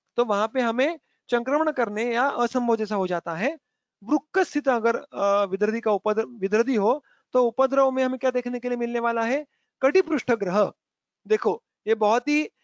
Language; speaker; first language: Hindi; non-native, local second language; Marathi